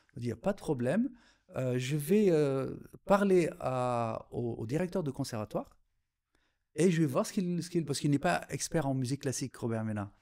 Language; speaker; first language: French; non-native, local second language; Arabic